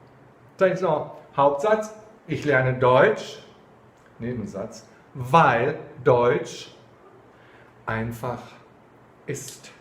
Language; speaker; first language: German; non-native, fluent; Chinese